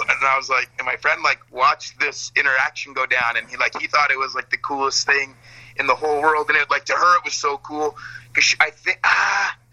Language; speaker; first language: English; native; English